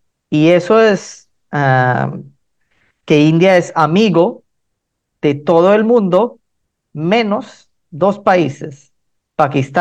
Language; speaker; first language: Spanish; non-native, fluent; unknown